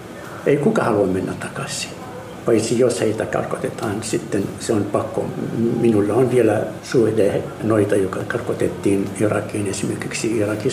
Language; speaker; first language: Finnish; non-native, fluent; Arabic